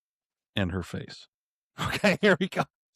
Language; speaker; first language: English; native; English